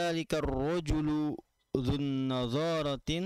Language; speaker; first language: Arabic; non-native, learner; Indonesian